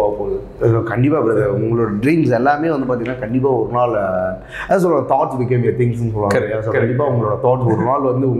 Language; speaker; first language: Tamil; native; Tamil